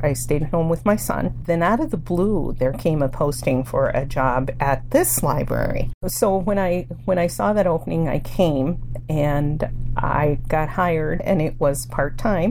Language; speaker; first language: English; early bilingual, other home language; Spanish